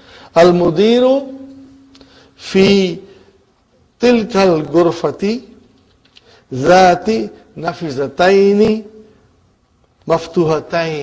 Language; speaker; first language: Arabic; non-native, fluent; English